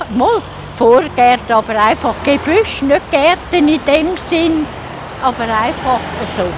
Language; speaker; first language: German; native; German